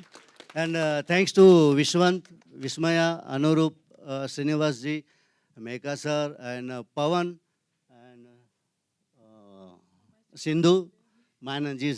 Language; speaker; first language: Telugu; non-native, learner; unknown